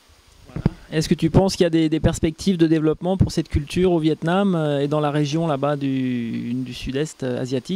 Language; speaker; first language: French; native; French